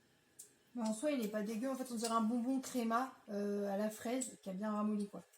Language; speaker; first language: French; native; French